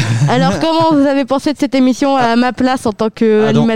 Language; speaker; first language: French; native; French